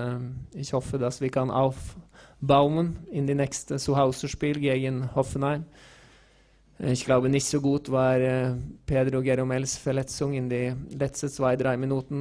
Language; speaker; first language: German; non-native, learner; Norwegian